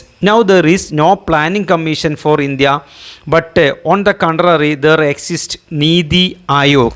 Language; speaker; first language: English; non-native, local second language; Malayalam